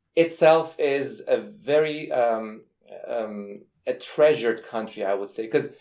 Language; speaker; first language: English; non-native, fluent; Persian